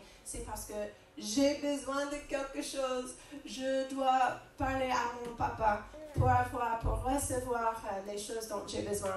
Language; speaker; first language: French; non-native, fluent; English